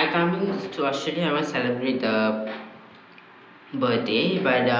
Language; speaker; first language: English; non-native, learner; Chinese